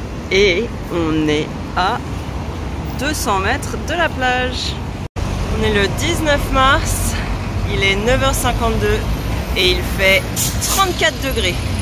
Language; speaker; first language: French; native; French